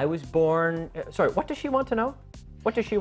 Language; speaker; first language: English; native; English